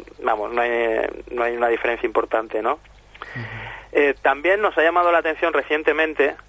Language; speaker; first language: Spanish; native; Spanish